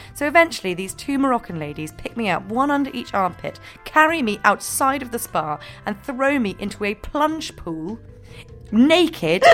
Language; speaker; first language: English; native; English